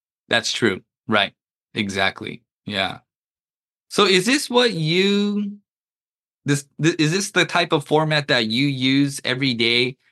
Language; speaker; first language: English; early bilingual, other home language; Japanese